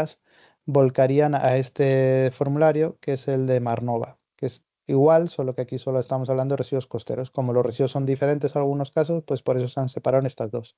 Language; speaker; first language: Spanish; native; Spanish